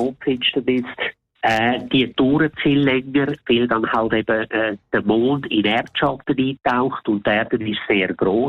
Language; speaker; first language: German; native; German